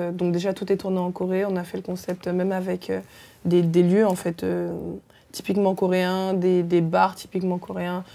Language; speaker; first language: French; native; French